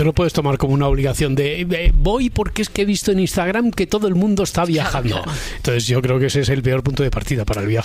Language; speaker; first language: Spanish; native; Spanish